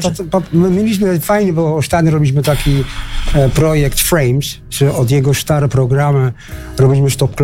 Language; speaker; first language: Polish; non-native, learner; Dutch